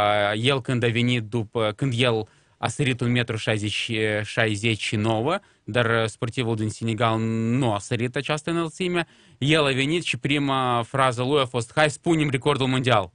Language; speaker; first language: Romanian; non-native, local second language; Russian